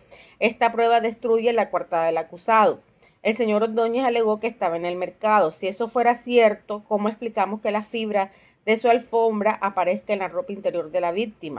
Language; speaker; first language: Spanish; native; Spanish